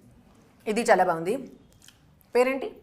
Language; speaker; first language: Telugu; non-native, learner; Hindi